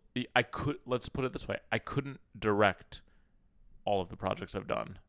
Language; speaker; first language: English; early bilingual, other home language; Arabic